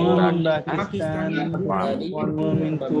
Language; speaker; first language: Arabic; non-native, learner; Bangla